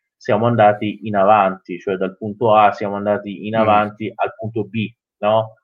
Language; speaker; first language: Italian; non-native, fluent; Persian